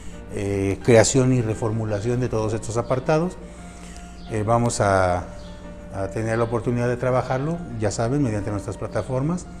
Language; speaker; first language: Spanish; native; Spanish